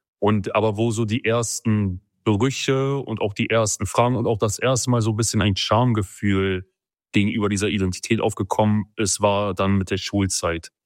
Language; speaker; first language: German; early bilingual, other home language; Kurdish